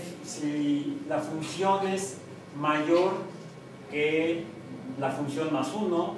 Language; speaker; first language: Spanish; native; Spanish